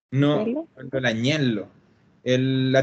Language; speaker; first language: Spanish; non-native, fluent; Italian